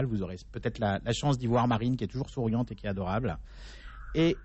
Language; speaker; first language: French; native; French